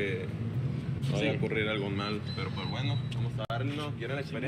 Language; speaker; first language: Spanish; native; Spanish